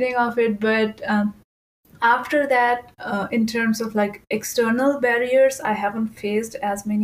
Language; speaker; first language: English; non-native, local second language; Hindi